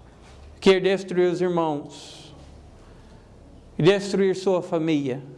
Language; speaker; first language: Portuguese; non-native, fluent; English